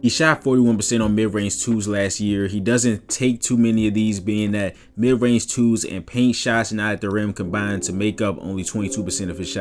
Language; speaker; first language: English; native; English